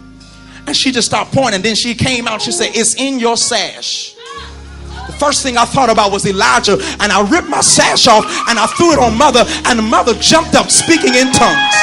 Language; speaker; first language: English; native; English